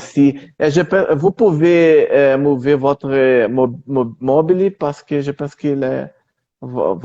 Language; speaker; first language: French; non-native, learner; Portuguese